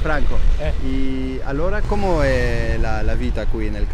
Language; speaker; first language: Italian; non-native, learner; French